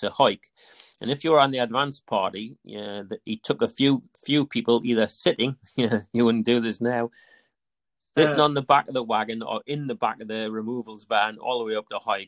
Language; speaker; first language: English; native; English